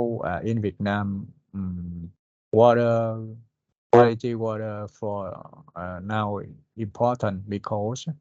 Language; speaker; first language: English; non-native, learner; Vietnamese